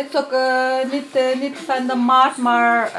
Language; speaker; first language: Dutch; non-native, learner; Uyghur